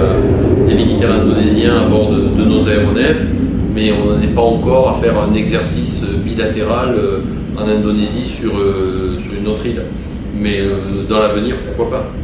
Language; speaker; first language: French; native; French